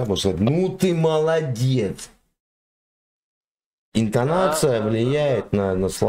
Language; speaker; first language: Russian; native; Russian